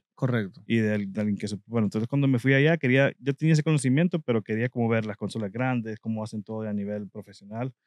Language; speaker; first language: Spanish; native; Spanish